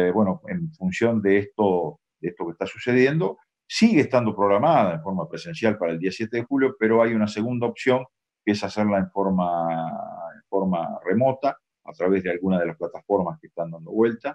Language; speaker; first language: Spanish; native; Spanish